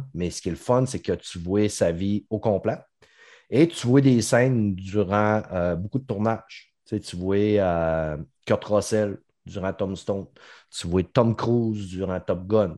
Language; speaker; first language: French; native; French